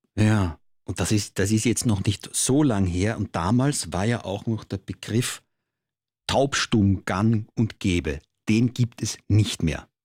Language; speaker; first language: German; native; German